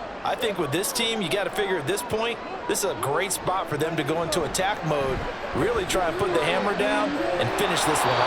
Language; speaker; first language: English; native; English